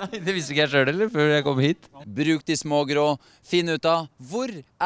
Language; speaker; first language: Norwegian; native; Norwegian